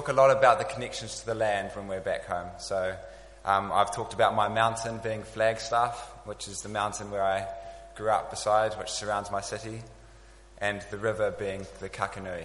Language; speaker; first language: English; native; English